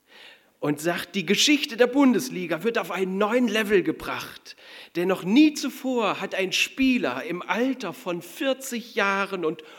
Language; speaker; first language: German; native; German